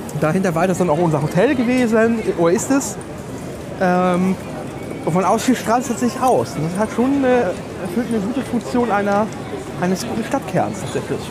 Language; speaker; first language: German; native; German